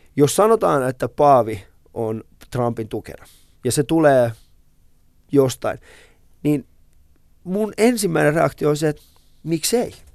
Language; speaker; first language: Finnish; early bilingual, other home language; Persian